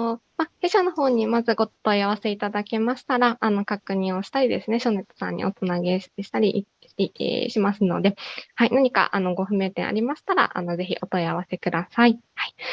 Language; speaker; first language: Japanese; native; Japanese